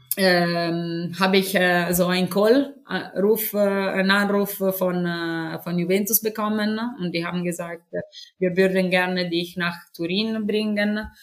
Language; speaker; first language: German; non-native, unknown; Italian